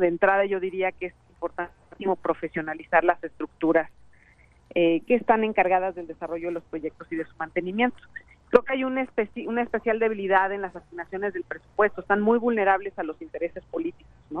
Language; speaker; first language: Spanish; native; Spanish